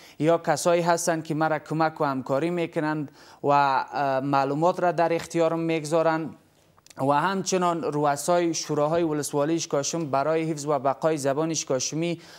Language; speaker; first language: Persian; non-native, local second language; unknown